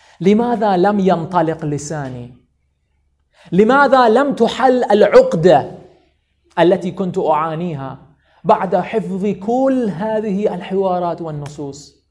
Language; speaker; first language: Arabic; non-native, fluent; Persian